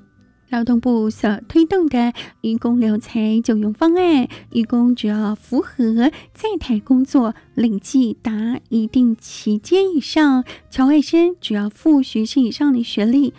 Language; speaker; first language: Chinese; native; Chinese